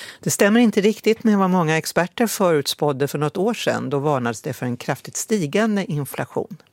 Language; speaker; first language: Swedish; native; Swedish